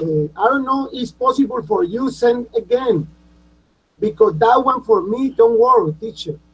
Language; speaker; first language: English; non-native, learner; Spanish